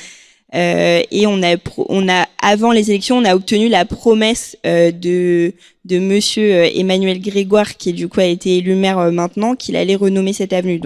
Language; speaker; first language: French; native; French